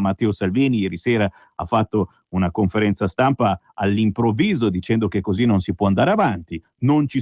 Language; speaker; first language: Italian; native; Italian